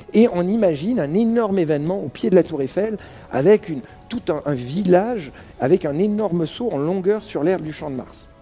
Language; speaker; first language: French; early bilingual, other home language; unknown